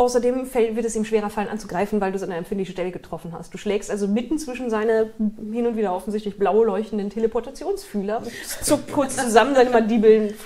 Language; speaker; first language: German; native; German